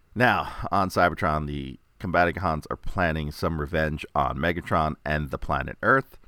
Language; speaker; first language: English; native; English